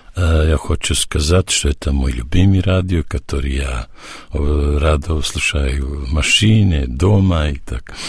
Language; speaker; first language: Russian; non-native, learner; Serbian